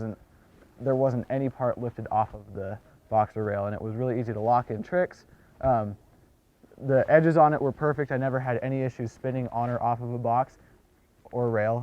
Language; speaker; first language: English; native; English